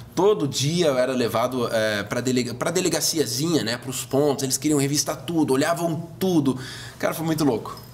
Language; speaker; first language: Portuguese; non-native, fluent; German